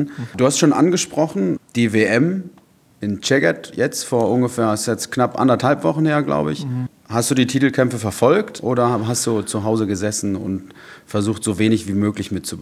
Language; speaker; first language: German; native; German